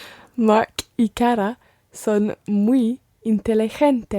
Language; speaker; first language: Spanish; non-native, learner; English